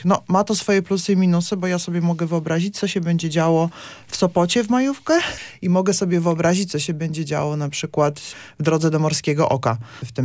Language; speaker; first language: Polish; native; Polish